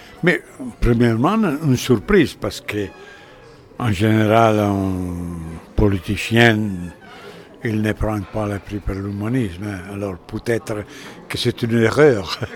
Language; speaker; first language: French; non-native, fluent; Italian